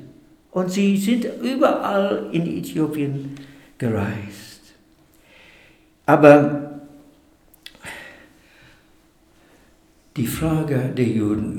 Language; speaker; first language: German; non-native, fluent; English